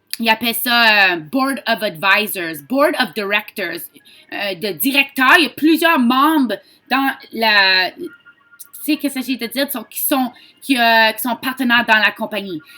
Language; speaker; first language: French; native; French